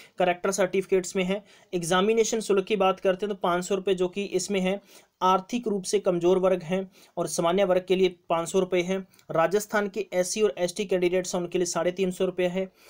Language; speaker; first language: Hindi; non-native, local second language; Punjabi